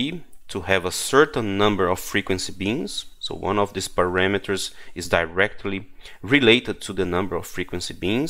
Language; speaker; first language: English; non-native, fluent; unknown